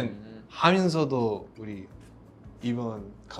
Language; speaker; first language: Korean; non-native, learner; English